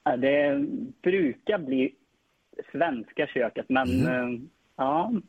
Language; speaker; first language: Swedish; native; Swedish